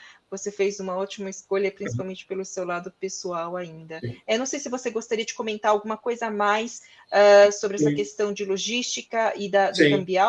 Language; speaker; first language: Portuguese; native; Portuguese